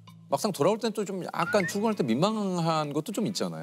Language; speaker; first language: Korean; native; Korean